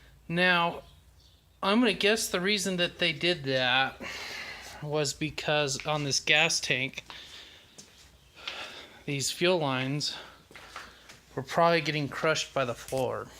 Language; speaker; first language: English; native; English